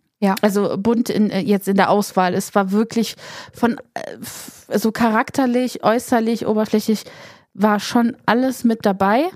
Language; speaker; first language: German; early bilingual, other home language; Polish